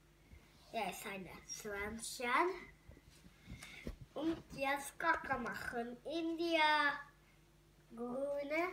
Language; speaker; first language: German; non-native, learner; Hungarian